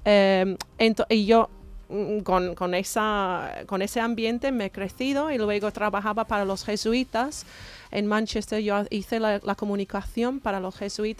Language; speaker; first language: Spanish; non-native, fluent; English